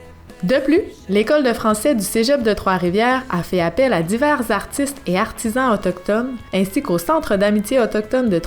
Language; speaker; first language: French; native; French